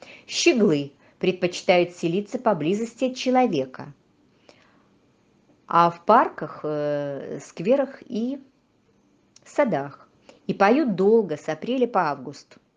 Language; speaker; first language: Russian; native; Russian